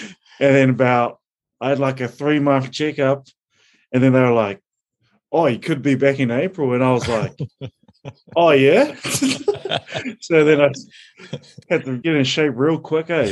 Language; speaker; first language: English; native; English